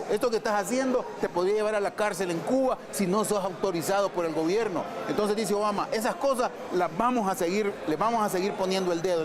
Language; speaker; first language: Spanish; native; Spanish